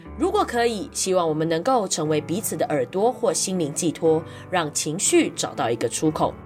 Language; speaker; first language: Chinese; native; Chinese